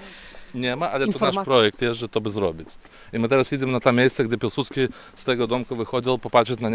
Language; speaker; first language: Polish; non-native, learner; Lithuanian